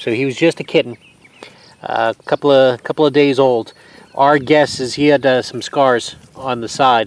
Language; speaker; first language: English; native; English